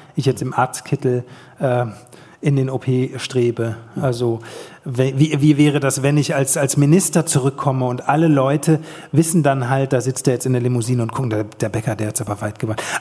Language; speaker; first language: German; native; German